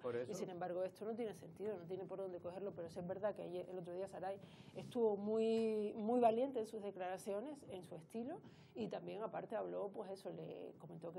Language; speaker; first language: Spanish; native; Spanish